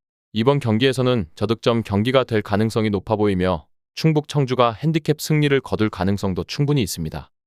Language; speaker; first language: Korean; native; Korean